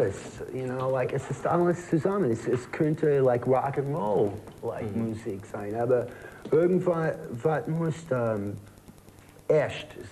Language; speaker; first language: German; non-native, learner; English